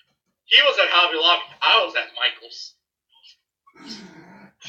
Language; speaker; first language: English; native; English